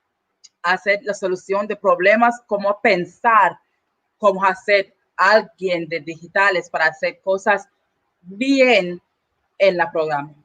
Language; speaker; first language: Spanish; non-native, learner; English